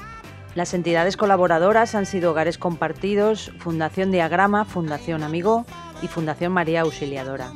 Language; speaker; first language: Spanish; native; Spanish